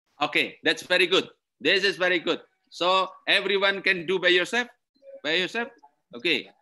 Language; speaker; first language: English; non-native, learner; Indonesian